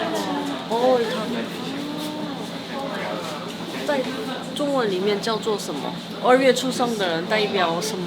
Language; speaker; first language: Chinese; non-native, fluent; Korean